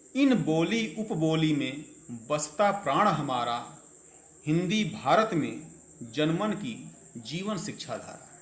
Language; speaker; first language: Hindi; native; Hindi